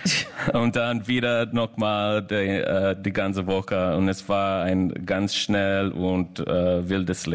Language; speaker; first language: German; non-native, learner; English